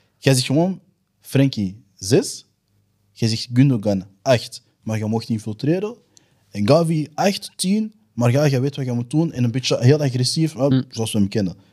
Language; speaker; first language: Dutch; native; Dutch